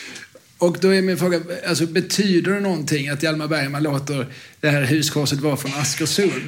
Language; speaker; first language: Swedish; native; Swedish